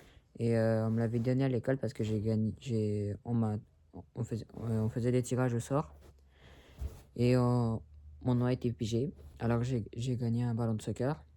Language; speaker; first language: French; early bilingual, other home language; Spanish